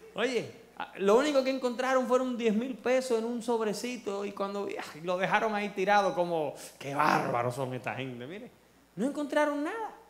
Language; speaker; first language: Spanish; early bilingual, heritage; Spanish